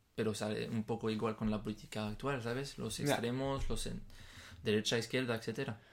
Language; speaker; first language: Spanish; non-native, fluent; French